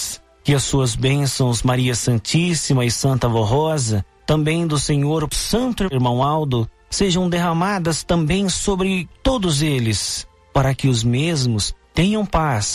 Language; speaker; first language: Portuguese; native; Portuguese